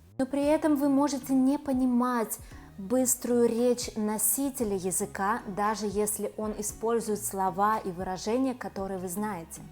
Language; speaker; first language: Russian; native; Russian